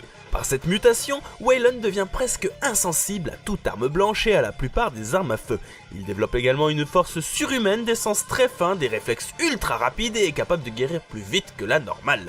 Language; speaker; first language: French; native; French